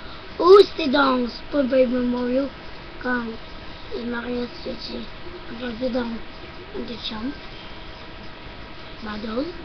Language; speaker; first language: French; non-native, local second language; English